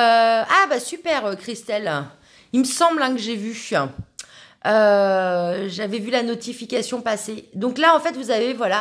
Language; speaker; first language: French; native; French